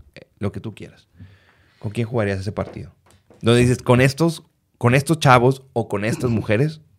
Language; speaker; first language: Spanish; native; Spanish